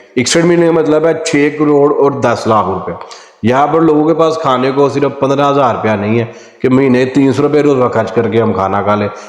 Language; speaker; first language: Urdu; non-native, local second language; Punjabi